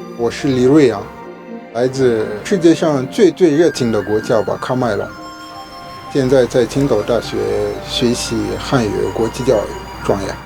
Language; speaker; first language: Chinese; non-native, fluent; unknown